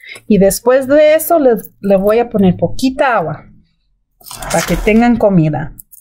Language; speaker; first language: Spanish; early bilingual, heritage; Spanish